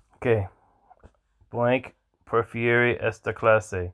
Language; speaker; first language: Spanish; non-native, learner; English